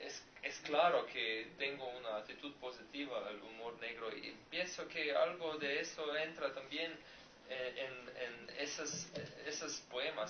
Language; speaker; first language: Spanish; non-native, learner; Slovenian